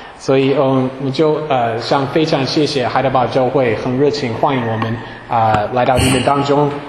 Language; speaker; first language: Chinese; non-native, fluent; English